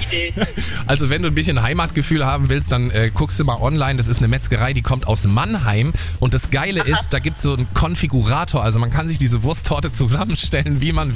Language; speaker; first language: German; native; German